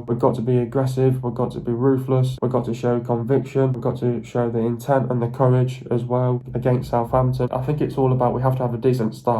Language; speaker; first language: English; native; English